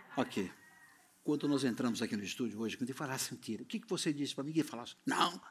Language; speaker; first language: Portuguese; native; Portuguese